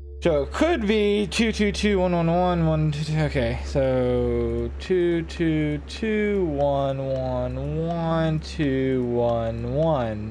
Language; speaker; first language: English; native; English